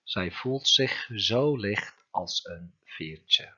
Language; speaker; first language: Dutch; non-native, fluent; Turkish